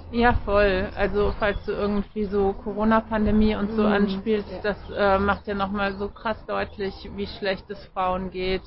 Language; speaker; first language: German; native; German